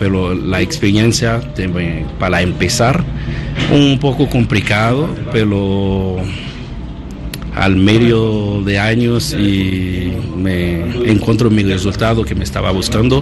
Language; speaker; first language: Spanish; non-native, learner; Haitian Creole